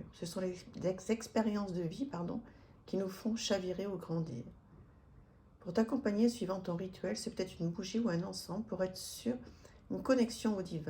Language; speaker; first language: French; native; French